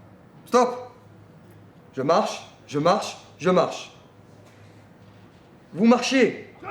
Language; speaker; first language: French; native; French